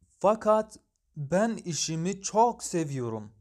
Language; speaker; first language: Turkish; non-native, fluent; Arabic